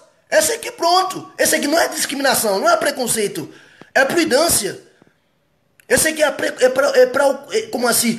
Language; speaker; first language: Portuguese; non-native, fluent; Haitian Creole